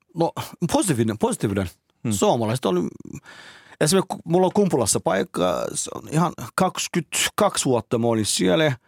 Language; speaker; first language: Finnish; non-native, learner; Turkish